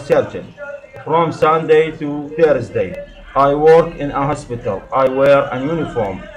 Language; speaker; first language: English; non-native, learner; Arabic